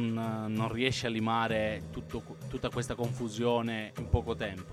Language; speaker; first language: Italian; native; Italian